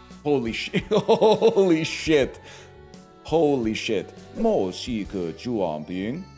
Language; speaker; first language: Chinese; non-native, learner; English